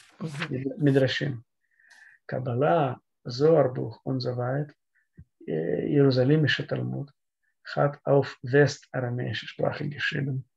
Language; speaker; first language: German; non-native, learner; Russian